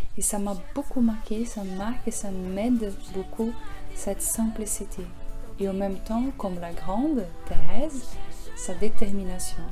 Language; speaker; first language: French; non-native, fluent; Portuguese